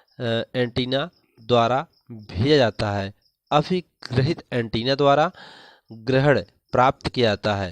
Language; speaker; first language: Hindi; native; Hindi